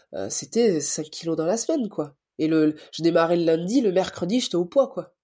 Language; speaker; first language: French; native; French